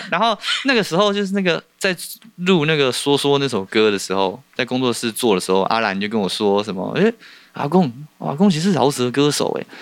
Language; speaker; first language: Chinese; native; Chinese